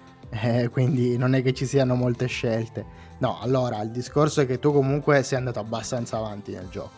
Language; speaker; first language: Italian; native; Italian